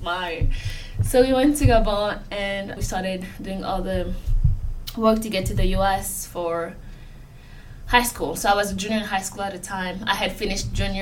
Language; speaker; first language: English; non-native, fluent; French